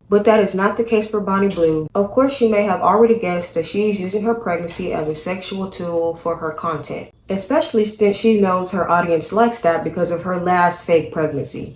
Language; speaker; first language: English; native; English